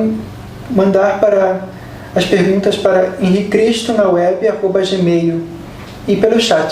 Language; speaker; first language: Portuguese; native; Portuguese